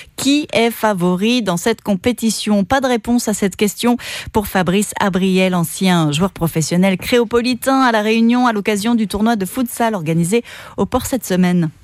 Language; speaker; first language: French; native; French